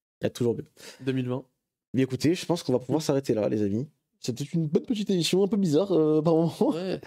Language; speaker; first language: French; native; French